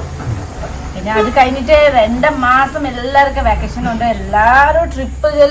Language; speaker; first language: Malayalam; non-native, fluent; Nepali